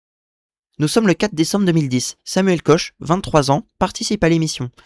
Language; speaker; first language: French; native; French